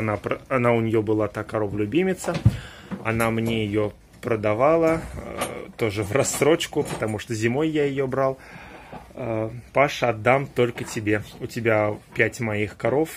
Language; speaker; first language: Russian; native; Russian